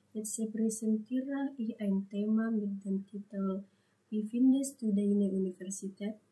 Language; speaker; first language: German; non-native, learner; Indonesian